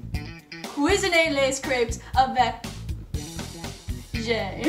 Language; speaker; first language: French; non-native, learner; English